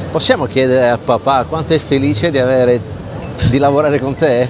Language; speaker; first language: Italian; native; Italian